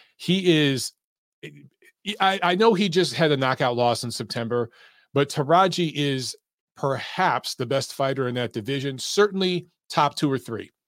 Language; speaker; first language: English; native; English